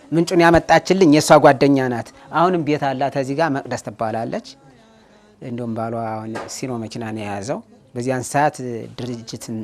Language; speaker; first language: Amharic; native; Amharic